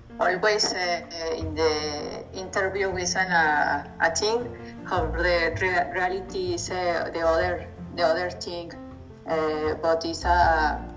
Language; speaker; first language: English; non-native, learner; Spanish